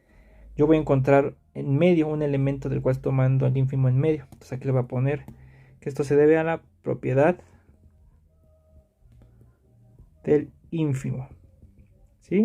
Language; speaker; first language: Spanish; native; Spanish